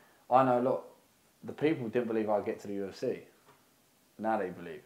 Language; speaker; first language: English; native; English